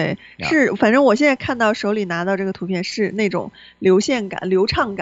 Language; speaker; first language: Chinese; native; Chinese